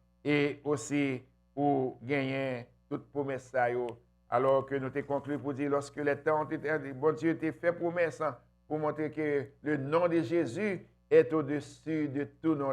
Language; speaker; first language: French; non-native, local second language; Haitian Creole